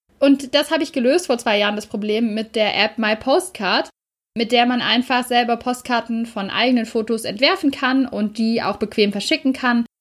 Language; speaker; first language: German; native; German